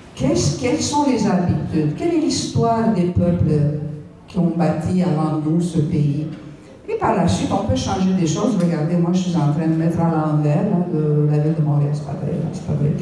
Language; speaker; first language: French; non-native, fluent; Romanian